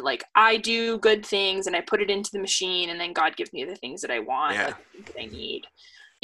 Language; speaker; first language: English; native; English